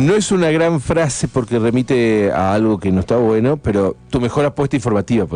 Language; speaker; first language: Spanish; native; Spanish